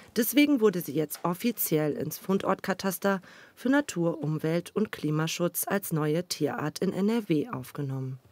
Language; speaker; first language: German; native; German